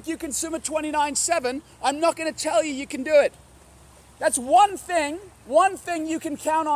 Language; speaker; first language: English; native; English